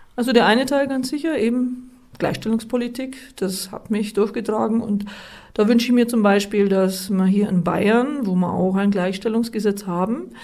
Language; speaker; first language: German; native; German